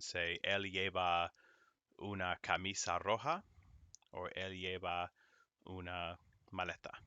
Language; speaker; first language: Spanish; non-native, fluent; English